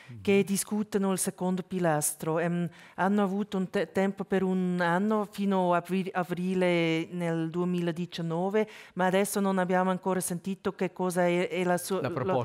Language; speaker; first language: Italian; non-native, local second language; German